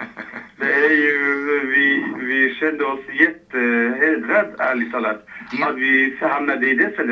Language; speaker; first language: Swedish; non-native, fluent; Persian